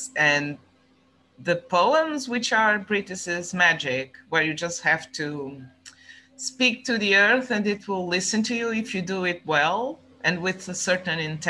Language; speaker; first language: English; non-native, fluent; Portuguese